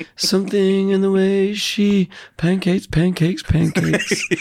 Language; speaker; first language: English; native; English